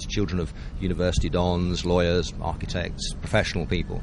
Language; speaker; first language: English; native; English